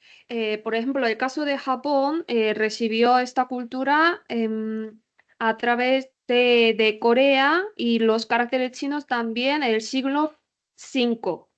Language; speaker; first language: Spanish; non-native, learner; Korean